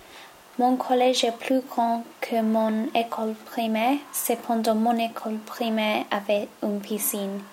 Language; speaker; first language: French; non-native, learner; English